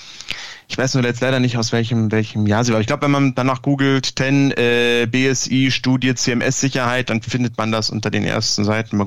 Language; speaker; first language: German; native; German